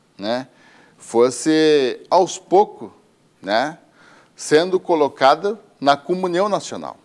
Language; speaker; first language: Portuguese; native; Portuguese